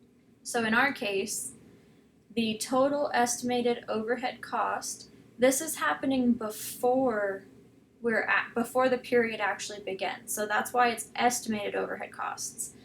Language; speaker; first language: English; native; English